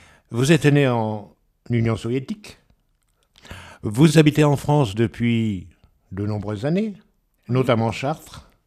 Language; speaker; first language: French; native; French